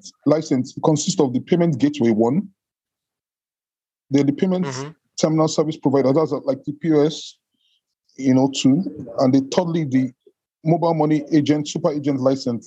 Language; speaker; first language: English; non-native, local second language; Yoruba